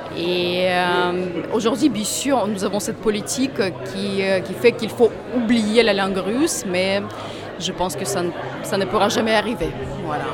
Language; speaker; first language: French; non-native, fluent; Russian